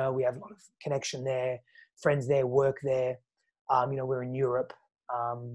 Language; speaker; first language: English; native; English